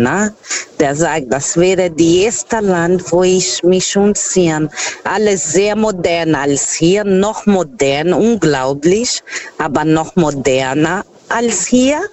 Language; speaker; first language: German; non-native, fluent; Portuguese